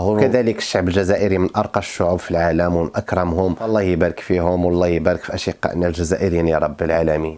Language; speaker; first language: Arabic; native; Arabic